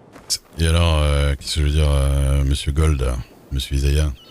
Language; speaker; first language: French; native; French